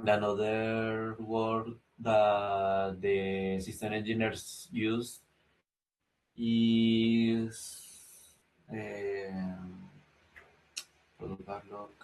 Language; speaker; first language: English; non-native, learner; Spanish